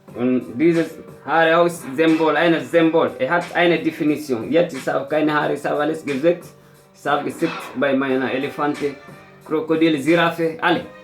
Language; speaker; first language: German; non-native, learner; Fula